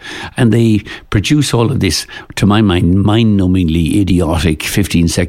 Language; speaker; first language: English; native; English